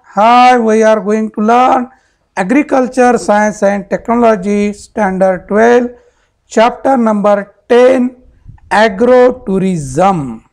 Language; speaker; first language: English; non-native, local second language; Marathi